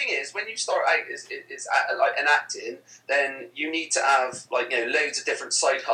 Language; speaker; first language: English; native; English